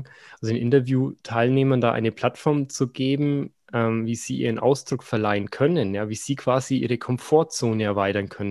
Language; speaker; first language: German; native; German